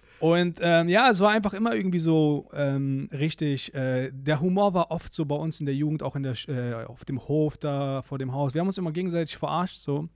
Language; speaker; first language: German; early bilingual, other home language; Polish